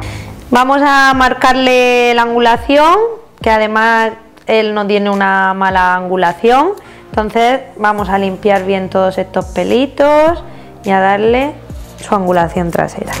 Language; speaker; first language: Spanish; native; Spanish